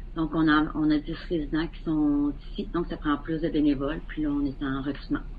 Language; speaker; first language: French; native; French